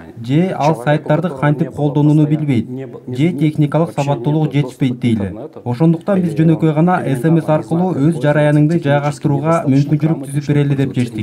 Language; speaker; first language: Kyrgyz; native; Kyrgyz